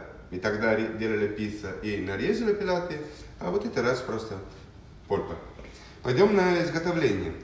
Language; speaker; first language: Russian; non-native, learner; Italian